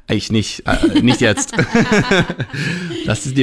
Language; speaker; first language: German; non-native, learner; Hebrew